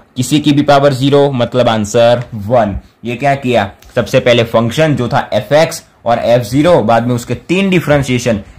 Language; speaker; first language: Hindi; non-native, local second language; Gujarati